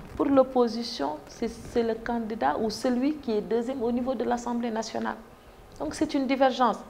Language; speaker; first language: French; non-native, local second language; Wolof